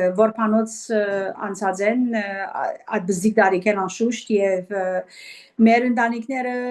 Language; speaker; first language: Armenian; early bilingual, heritage; Armenian